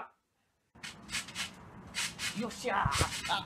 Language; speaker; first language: Japanese; non-native, learner; English